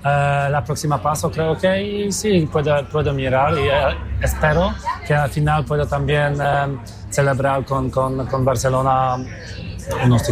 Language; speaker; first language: Spanish; non-native, fluent; Polish